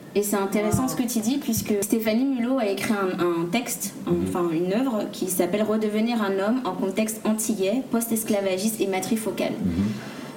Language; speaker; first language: French; native; French